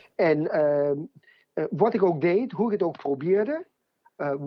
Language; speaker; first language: Dutch; non-native, fluent; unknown